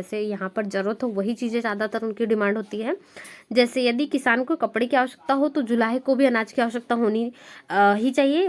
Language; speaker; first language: Hindi; native; Hindi